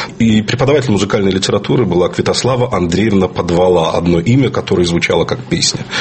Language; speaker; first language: Russian; native; Russian